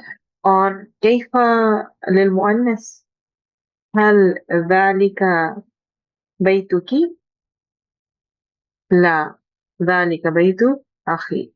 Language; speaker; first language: Arabic; non-native, fluent; Urdu